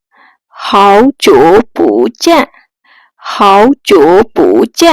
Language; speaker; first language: Chinese; non-native, fluent; Burmese